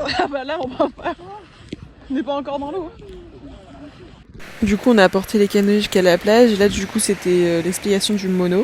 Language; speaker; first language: French; native; French